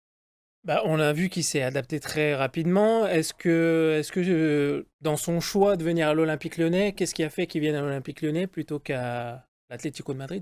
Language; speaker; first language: French; native; French